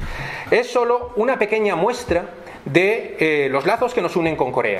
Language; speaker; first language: Spanish; native; Spanish